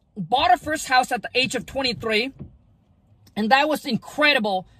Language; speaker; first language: English; early bilingual, other home language; Vietnamese